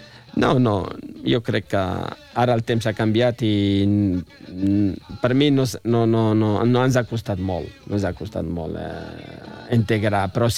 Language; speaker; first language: Catalan; non-native, fluent; Riffian